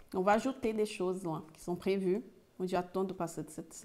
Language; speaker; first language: French; non-native, fluent; Portuguese